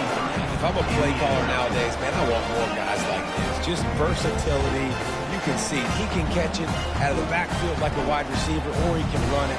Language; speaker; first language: English; native; English